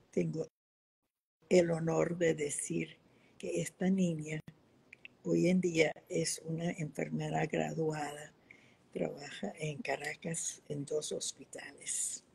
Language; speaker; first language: Spanish; early bilingual, other home language; Yiddish